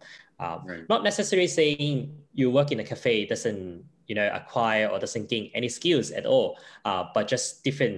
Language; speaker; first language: English; non-native, local second language; Cantonese